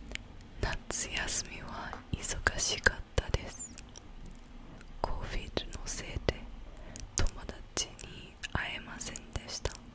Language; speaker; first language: Japanese; non-native, learner; English